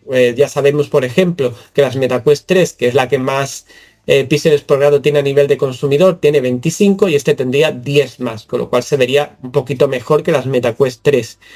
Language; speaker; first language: Spanish; native; Spanish